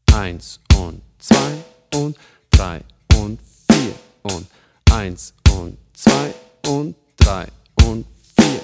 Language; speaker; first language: German; native; German